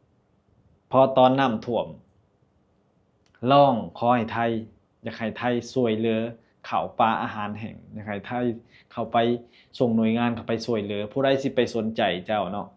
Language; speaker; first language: Thai; non-native, local second language; Lao